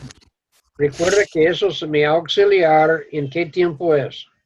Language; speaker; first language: Spanish; non-native, fluent; English